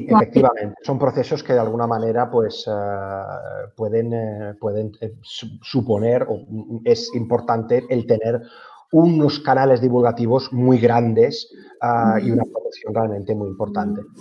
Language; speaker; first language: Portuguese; non-native, learner; Spanish